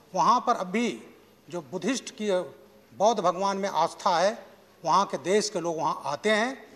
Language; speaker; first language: Hindi; native; Hindi